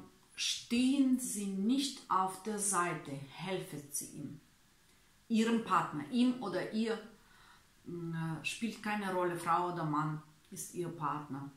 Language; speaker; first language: German; non-native, learner; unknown